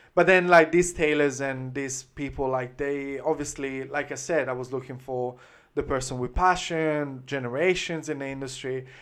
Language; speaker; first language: English; non-native, fluent; Italian